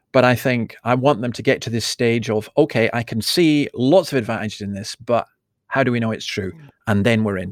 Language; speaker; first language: English; native; English